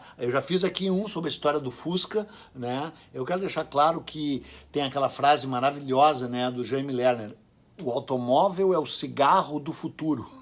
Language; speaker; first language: Portuguese; native; Portuguese